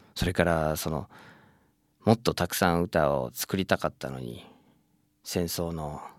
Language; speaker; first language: Japanese; non-native, fluent; English